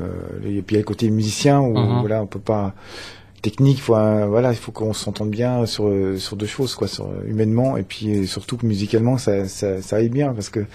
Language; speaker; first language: French; native; French